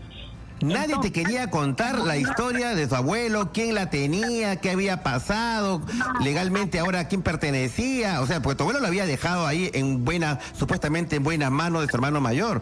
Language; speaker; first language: Spanish; native; Spanish